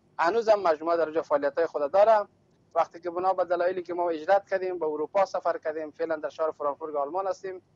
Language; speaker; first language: Persian; native; Persian